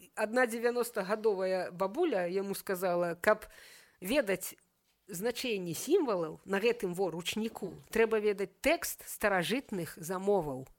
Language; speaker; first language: Belarusian; native; Belarusian